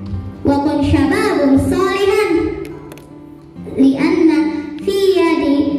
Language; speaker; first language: Arabic; non-native, learner; Indonesian